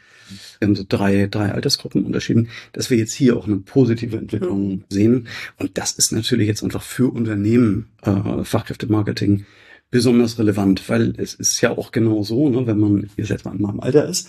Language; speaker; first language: German; native; German